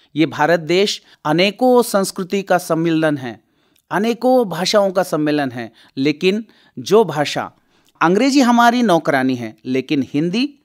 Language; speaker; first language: Hindi; non-native, local second language; Marathi